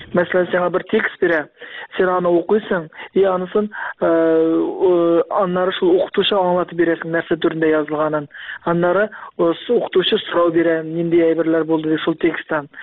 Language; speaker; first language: Tatar; early bilingual, heritage; Tatar